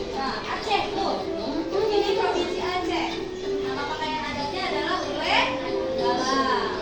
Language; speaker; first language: Indonesian; native; Indonesian